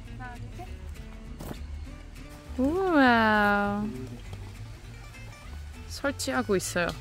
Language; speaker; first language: Korean; non-native, fluent; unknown